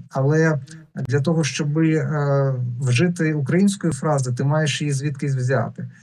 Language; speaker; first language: Ukrainian; non-native, local second language; Russian